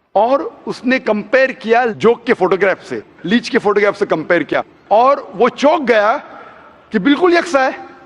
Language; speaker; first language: Hindi; non-native, local second language; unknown